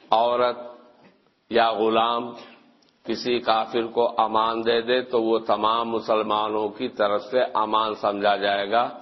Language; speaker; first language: Urdu; native; Urdu